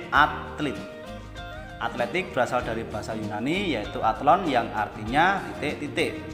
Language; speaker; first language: Indonesian; native; Indonesian